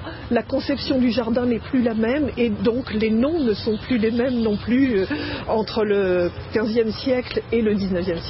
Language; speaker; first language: French; native; French